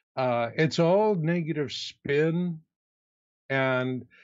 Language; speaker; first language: English; native; English